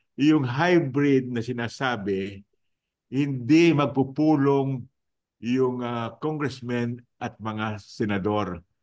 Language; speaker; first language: Filipino; non-native, local second language; Bikol